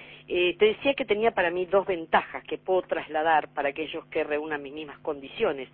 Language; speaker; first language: Spanish; native; Spanish